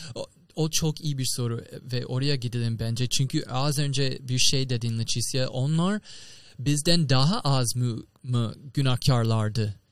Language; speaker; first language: Turkish; non-native, fluent; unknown